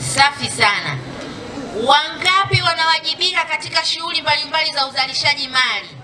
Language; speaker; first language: Swahili; native; Swahili